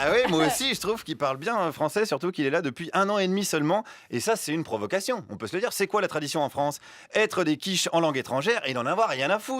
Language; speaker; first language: French; native; French